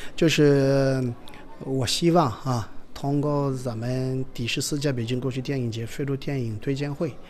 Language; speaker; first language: Chinese; non-native, fluent; French